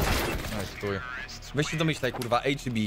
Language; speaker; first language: Polish; native; Polish